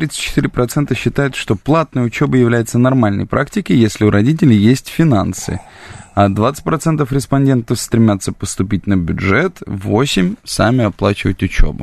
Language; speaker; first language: Russian; native; Russian